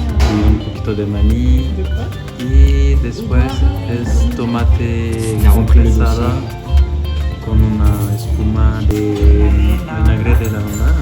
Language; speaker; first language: Spanish; non-native, fluent; French